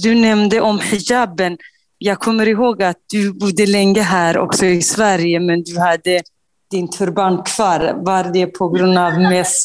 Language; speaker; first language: Swedish; non-native, fluent; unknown